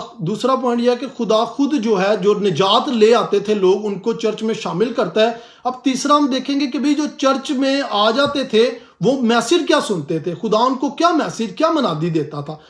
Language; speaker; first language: Urdu; non-native, local second language; Punjabi